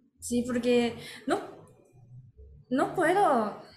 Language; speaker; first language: Spanish; non-native, learner; Japanese